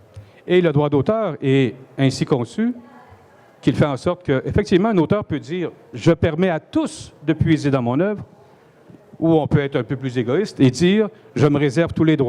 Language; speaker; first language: French; native; French